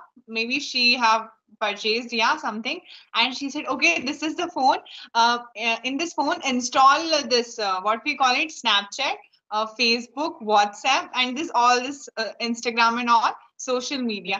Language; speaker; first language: English; non-native, local second language; Hindi